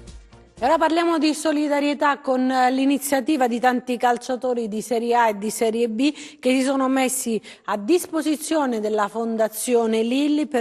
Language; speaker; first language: Italian; native; Italian